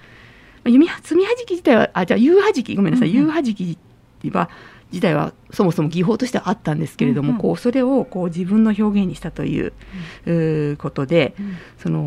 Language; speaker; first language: Japanese; native; Japanese